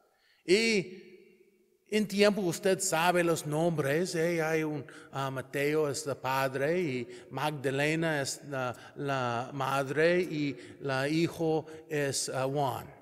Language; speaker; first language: Spanish; non-native, learner; English